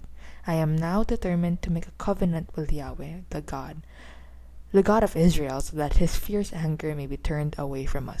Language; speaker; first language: English; non-native, local second language; Filipino